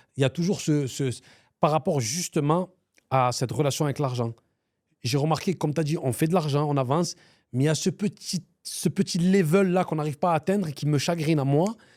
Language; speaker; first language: French; early bilingual, other home language; Arabic